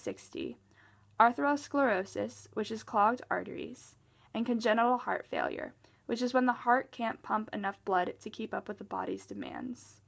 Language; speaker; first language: English; native; English